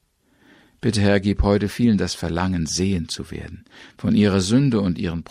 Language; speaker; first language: German; native; German